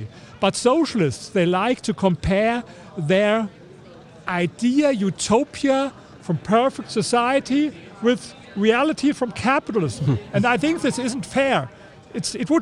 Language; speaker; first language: English; non-native, fluent; German